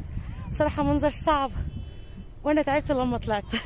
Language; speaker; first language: Arabic; native; Arabic